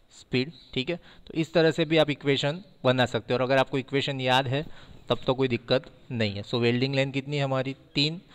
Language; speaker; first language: Hindi; non-native, local second language; Gujarati